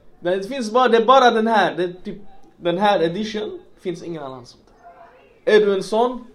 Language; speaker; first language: Swedish; non-native, local second language; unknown